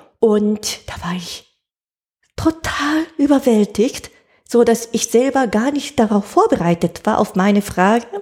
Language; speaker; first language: German; non-native, fluent; Japanese